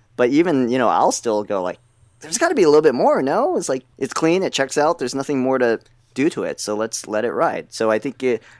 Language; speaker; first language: English; native; English